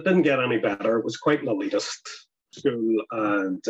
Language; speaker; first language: English; native; English